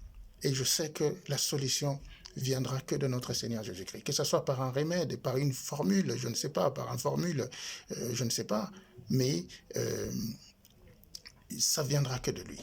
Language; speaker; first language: French; non-native, local second language; Lingala